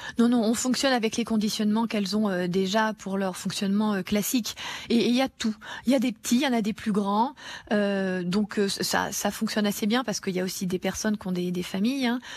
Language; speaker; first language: French; native; French